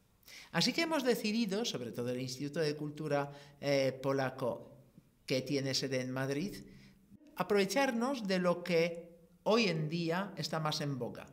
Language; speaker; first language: Spanish; non-native, fluent; Polish